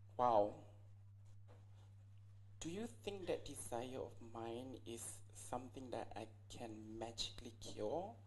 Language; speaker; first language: English; non-native, local second language; Malay